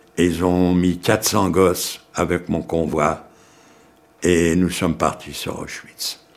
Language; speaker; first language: French; early bilingual, other home language; Yiddish